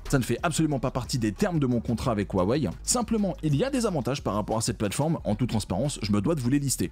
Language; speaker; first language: French; native; French